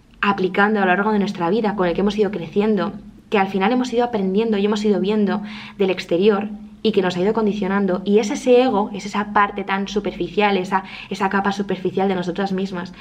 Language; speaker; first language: Spanish; native; Spanish